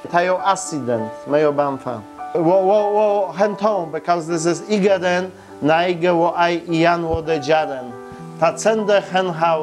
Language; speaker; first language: Chinese; non-native, learner; Polish